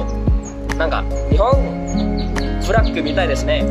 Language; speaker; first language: Japanese; non-native, learner; Indonesian